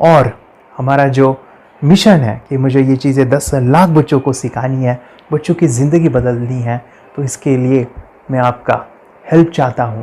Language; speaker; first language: Hindi; native; Hindi